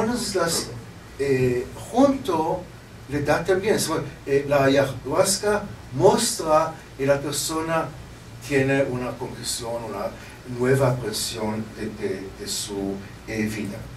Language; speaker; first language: Spanish; non-native, learner; Hebrew